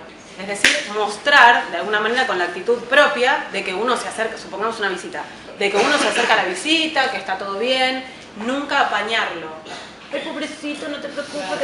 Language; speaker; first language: Spanish; native; Spanish